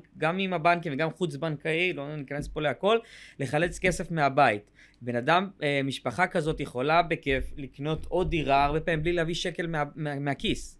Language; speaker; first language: Hebrew; native; Hebrew